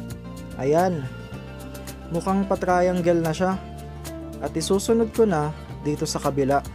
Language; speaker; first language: Filipino; native; Filipino